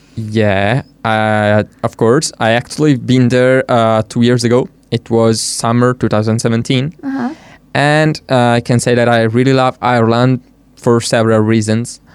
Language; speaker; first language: English; non-native, fluent; Italian